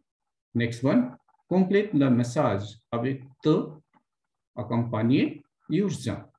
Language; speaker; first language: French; non-native, fluent; Hindi